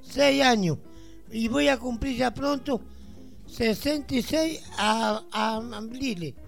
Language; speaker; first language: Spanish; native; Spanish